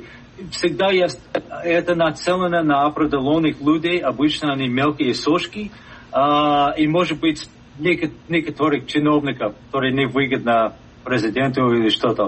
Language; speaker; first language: Russian; non-native, fluent; English